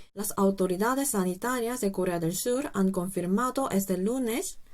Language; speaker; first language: Spanish; non-native, fluent; Korean